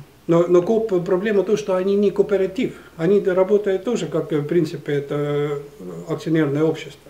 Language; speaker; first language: Russian; non-native, local second language; Estonian